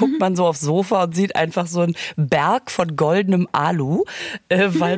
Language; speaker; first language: German; native; German